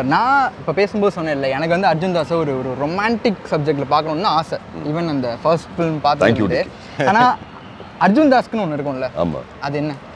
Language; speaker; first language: Tamil; native; Tamil